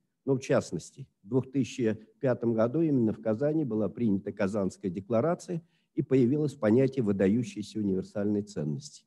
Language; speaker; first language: Russian; native; Russian